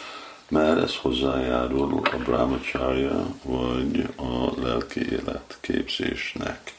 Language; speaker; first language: Hungarian; non-native, fluent; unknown